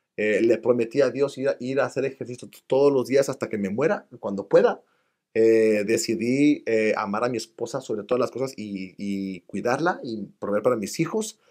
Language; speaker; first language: Spanish; early bilingual, other home language; English